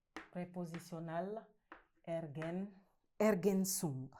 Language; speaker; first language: German; non-native, learner; French